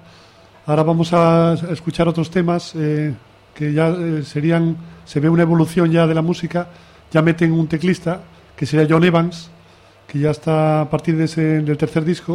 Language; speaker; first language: Spanish; native; Spanish